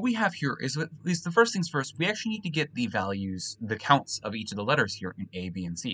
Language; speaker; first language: English; native; English